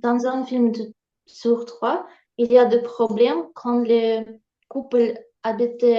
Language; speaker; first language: French; non-native, learner; Ukrainian